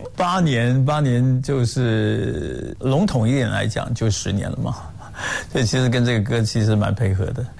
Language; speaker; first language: Chinese; non-native, local second language; Cantonese